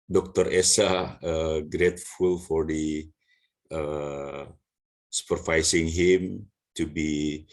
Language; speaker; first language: English; non-native, learner; Indonesian